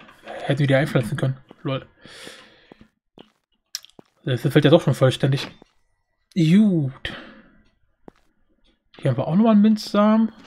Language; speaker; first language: German; native; German